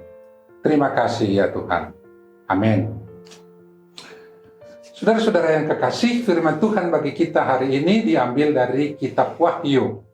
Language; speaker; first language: Malay; native; Malay